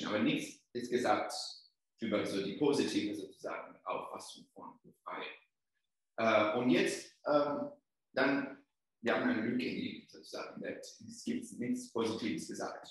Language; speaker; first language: German; non-native, fluent; Italian